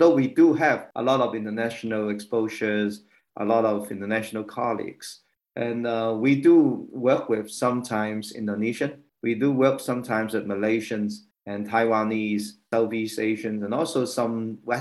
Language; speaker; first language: English; non-native, local second language; Cantonese